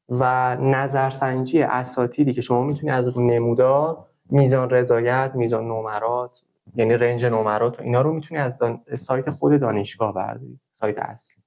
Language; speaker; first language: Persian; native; Persian